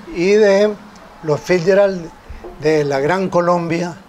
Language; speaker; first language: Spanish; native; Spanish